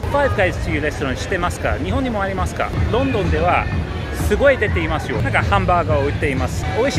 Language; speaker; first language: Japanese; non-native, fluent; English